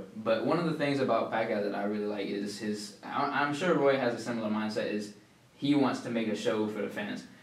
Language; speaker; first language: English; early bilingual, other home language; Filipino